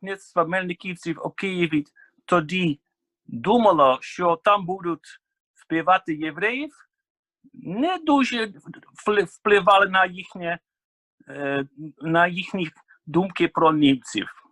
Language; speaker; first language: Ukrainian; non-native, fluent; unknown